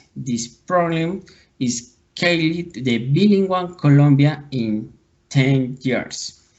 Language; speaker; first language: English; non-native, learner; Spanish